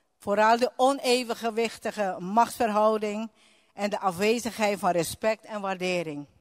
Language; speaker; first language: Dutch; non-native, local second language; Papiamento